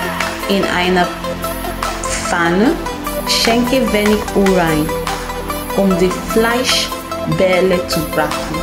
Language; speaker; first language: German; non-native, learner; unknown